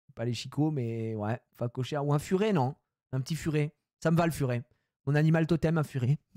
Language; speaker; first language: French; native; French